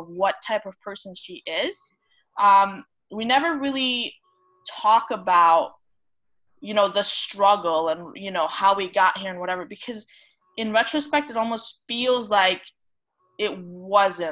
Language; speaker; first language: English; non-native, fluent; Romanian